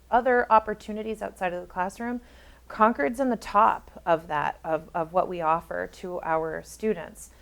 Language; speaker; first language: English; native; English